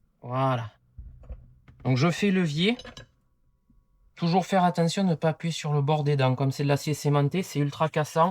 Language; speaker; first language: French; native; French